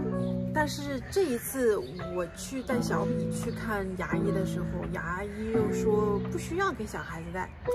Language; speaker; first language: Chinese; native; Chinese